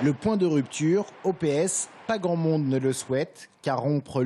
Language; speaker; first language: French; native; French